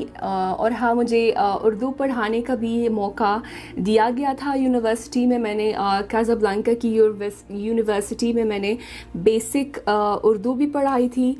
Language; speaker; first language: Urdu; non-native, fluent; Arabic